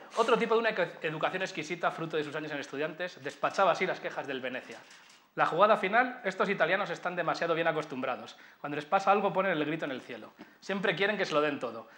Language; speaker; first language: Spanish; native; Spanish